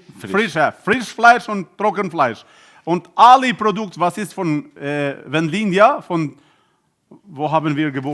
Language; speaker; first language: German; non-native, learner; Albanian